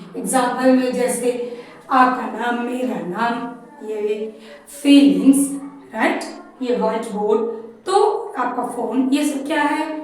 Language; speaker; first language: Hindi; native; Hindi